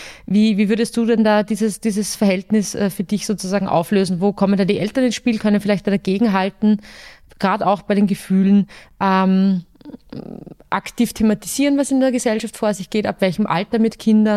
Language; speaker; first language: German; native; German